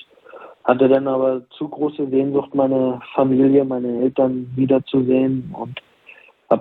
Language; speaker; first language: German; native; German